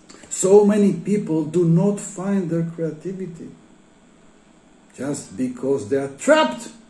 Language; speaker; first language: English; non-native, fluent; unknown